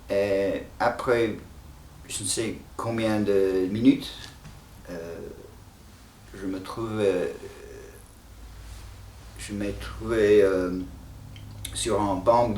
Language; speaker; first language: French; non-native, fluent; English